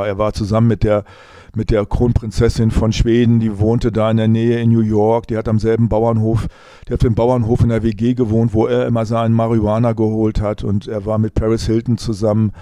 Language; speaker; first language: German; native; German